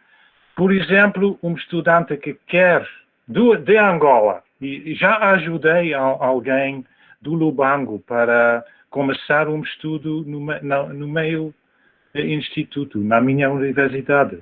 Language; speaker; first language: Portuguese; non-native, fluent; Dutch